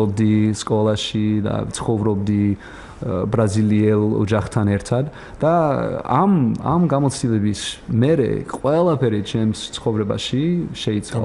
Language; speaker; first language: Georgian; non-native, learner; English